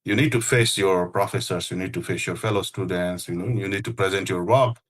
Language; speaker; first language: English; non-native, local second language; Nepali